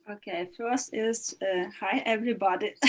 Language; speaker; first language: English; non-native, learner; Ukrainian